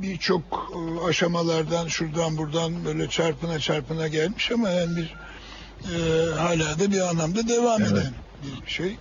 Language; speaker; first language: Turkish; native; Turkish